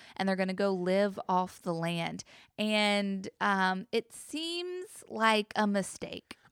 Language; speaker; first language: English; native; English